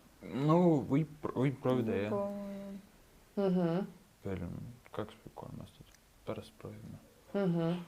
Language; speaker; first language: Estonian; non-native, local second language; Russian